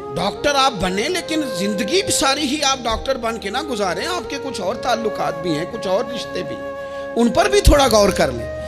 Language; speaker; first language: Urdu; non-native, local second language; Punjabi